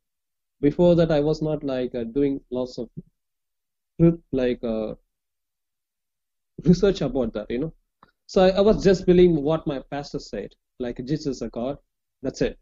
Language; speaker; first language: English; non-native, local second language; Tamil